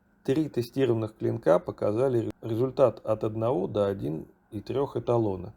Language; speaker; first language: Russian; native; Russian